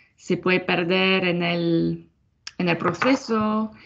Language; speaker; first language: Spanish; non-native, fluent; French